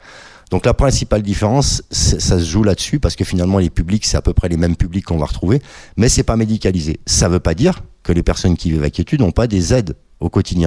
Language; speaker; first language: French; native; French